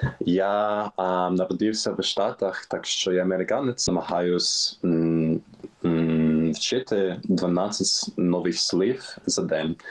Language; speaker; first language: Ukrainian; non-native, learner; English